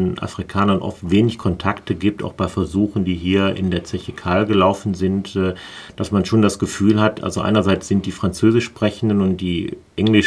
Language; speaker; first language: German; native; German